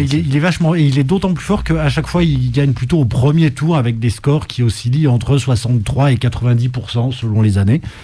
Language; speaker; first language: French; native; French